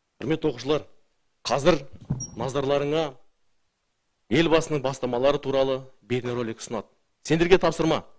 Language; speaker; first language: Kazakh; native; Kazakh